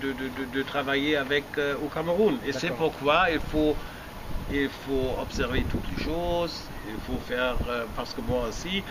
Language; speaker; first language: French; non-native, fluent; German